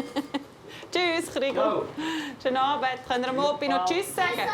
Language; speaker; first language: German; native; German